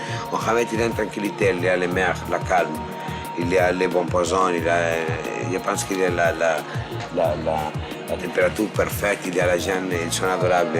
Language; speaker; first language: French; non-native, fluent; Spanish